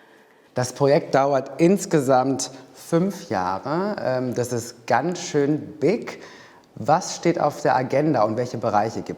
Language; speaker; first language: German; native; German